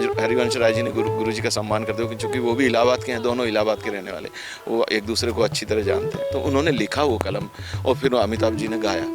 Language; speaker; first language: Hindi; native; Hindi